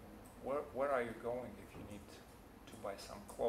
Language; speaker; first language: English; non-native, fluent; Vietnamese